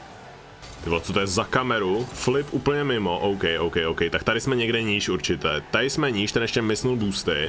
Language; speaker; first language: Czech; native; Czech